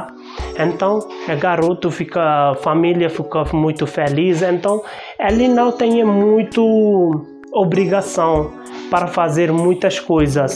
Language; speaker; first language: Portuguese; non-native, learner; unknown